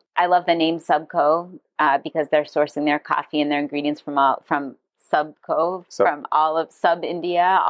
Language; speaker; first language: English; non-native, fluent; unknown